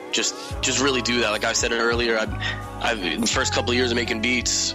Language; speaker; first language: English; native; English